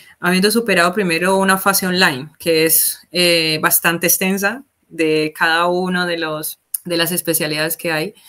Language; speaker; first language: Spanish; native; Spanish